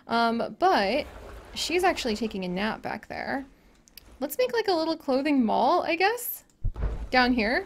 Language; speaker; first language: English; native; English